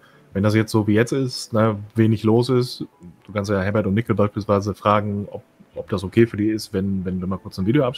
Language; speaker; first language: German; native; German